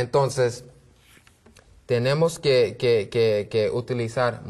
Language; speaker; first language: Spanish; non-native, learner; English